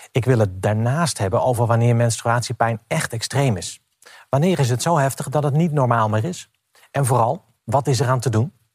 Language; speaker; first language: Dutch; native; Dutch